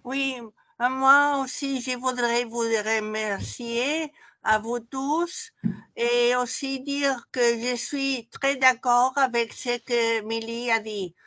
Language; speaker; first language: French; non-native, fluent; Catalan